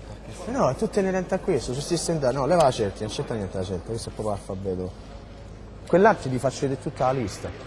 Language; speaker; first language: Italian; native; Italian